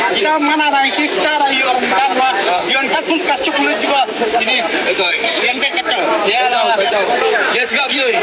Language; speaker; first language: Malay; non-native, learner; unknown